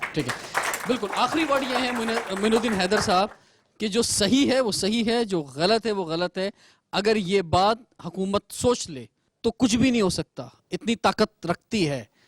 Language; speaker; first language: Urdu; native; Urdu